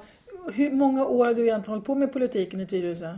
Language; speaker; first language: Swedish; native; Swedish